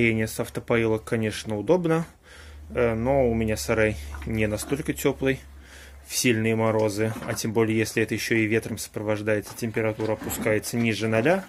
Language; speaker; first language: Russian; native; Russian